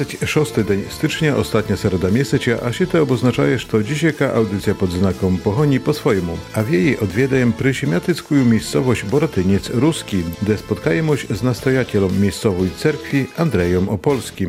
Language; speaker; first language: Polish; non-native, local second language; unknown